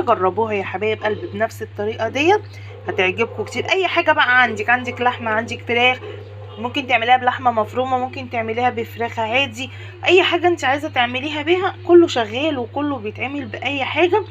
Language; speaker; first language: Arabic; native; Arabic